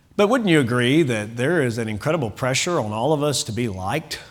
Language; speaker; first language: English; native; English